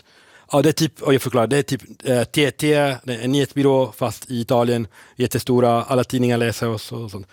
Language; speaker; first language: Swedish; non-native, fluent; Italian